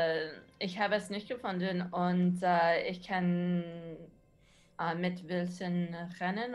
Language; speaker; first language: German; non-native, learner; English